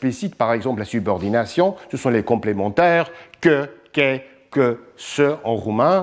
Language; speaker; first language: French; non-native, fluent; English